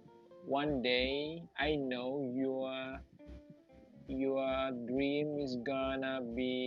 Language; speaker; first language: English; non-native, learner; Thai